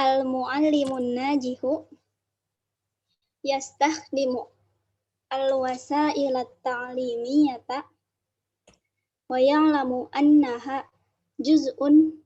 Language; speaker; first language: Arabic; non-native, learner; Indonesian